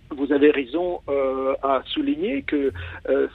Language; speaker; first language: French; non-native, fluent; Ukrainian